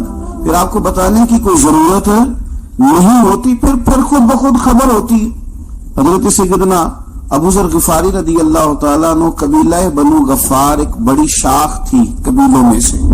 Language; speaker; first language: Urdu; non-native, local second language; Punjabi